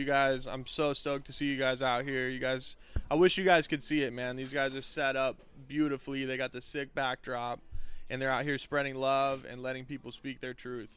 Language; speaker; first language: English; native; English